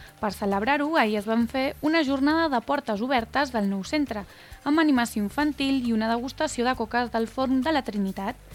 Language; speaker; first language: Catalan; native; Catalan